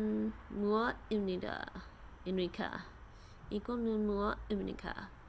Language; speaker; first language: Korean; non-native, learner; English